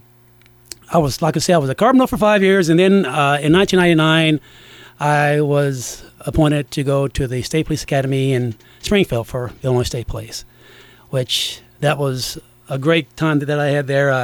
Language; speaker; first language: English; native; English